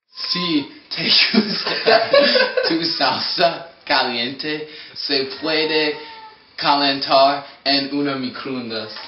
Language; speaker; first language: Spanish; non-native, learner; English